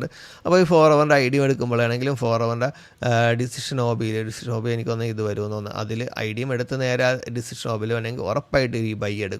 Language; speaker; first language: Malayalam; native; Malayalam